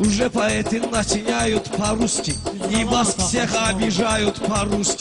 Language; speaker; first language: Russian; non-native, learner; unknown